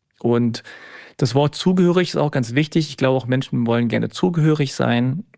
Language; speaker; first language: German; native; German